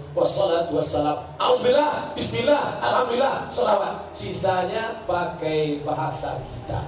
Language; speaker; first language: Indonesian; native; Indonesian